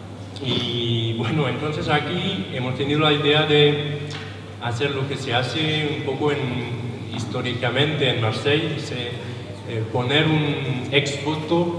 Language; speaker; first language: Spanish; non-native, learner; French